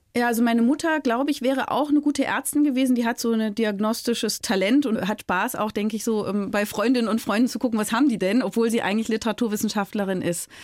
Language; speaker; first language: German; native; German